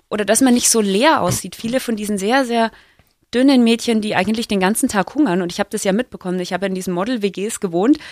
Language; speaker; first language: German; native; German